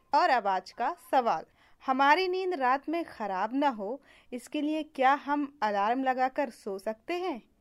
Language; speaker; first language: Hindi; native; Hindi